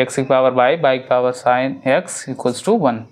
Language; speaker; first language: Hindi; native; Hindi